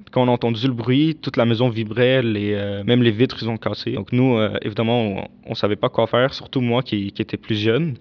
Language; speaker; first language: French; early bilingual, other home language; Arabic